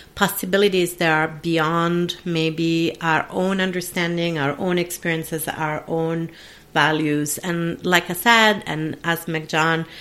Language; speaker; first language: English; non-native, fluent; Italian